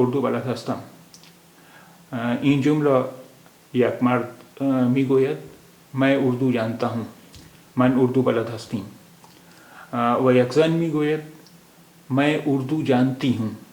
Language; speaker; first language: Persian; non-native, fluent; Urdu